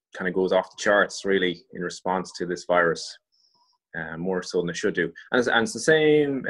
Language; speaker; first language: English; native; English